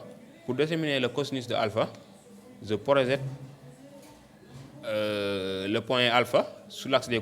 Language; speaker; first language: French; non-native, local second language; Wolof